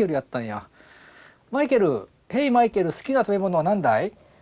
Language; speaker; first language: Japanese; native; Japanese